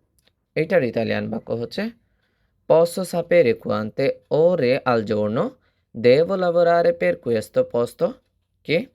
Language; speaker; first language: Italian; non-native, fluent; Bangla